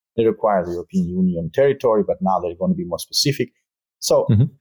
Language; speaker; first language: English; non-native, fluent; Albanian